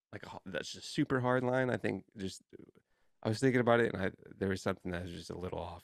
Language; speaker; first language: English; native; English